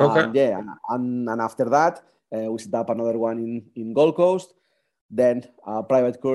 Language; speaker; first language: English; non-native, fluent; Spanish